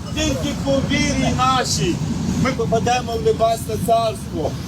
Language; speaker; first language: Ukrainian; native; Ukrainian